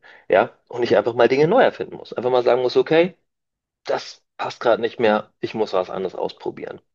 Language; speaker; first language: German; native; German